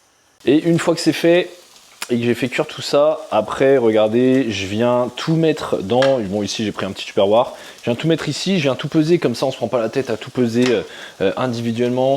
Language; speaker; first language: French; native; French